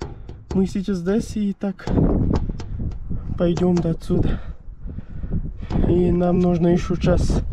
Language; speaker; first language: Russian; non-native, learner; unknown